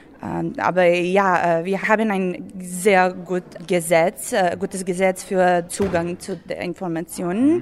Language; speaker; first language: German; non-native, learner; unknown